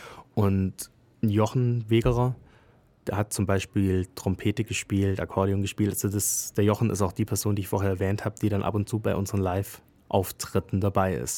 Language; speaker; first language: German; native; German